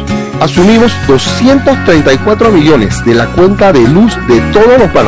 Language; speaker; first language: Spanish; native; Spanish